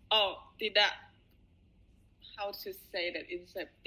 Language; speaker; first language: English; non-native, fluent; Indonesian